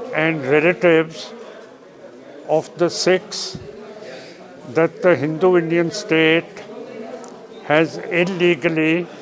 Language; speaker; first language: English; non-native, local second language; Punjabi